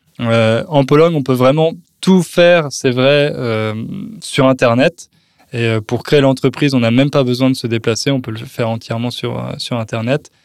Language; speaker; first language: French; native; French